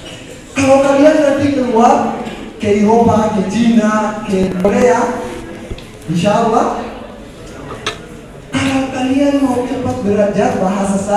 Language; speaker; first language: Indonesian; non-native, fluent; Ganda